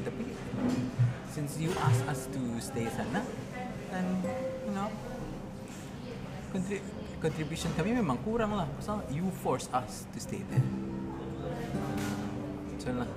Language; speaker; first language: English; non-native, local second language; Malay